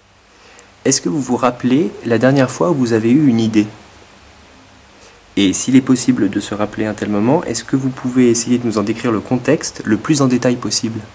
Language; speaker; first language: French; native; French